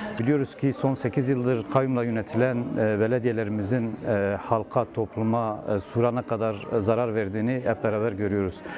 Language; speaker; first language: Turkish; non-native, local second language; Kurdish